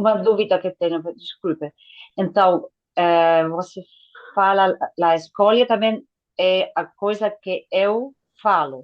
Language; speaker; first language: Portuguese; non-native, fluent; Spanish